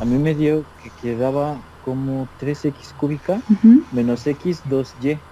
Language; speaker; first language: Spanish; native; Spanish